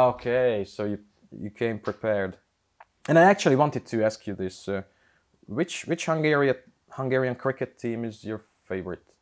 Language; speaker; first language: English; non-native, fluent; Hungarian